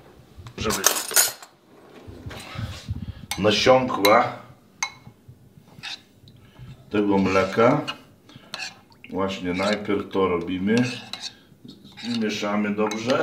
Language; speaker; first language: Polish; non-native, fluent; Lithuanian